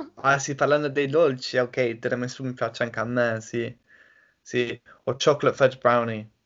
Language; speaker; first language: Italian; non-native, learner; English